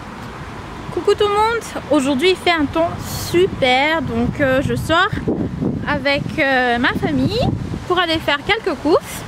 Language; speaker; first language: French; non-native, local second language; Malagasy